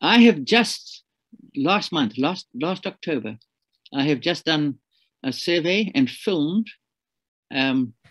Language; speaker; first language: English; native; English